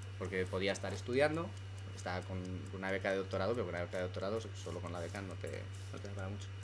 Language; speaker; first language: Spanish; native; Spanish